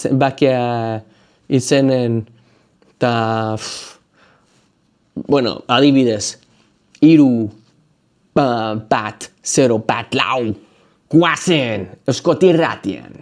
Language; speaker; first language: Basque; non-native, learner; English